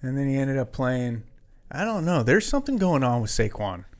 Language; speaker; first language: English; native; English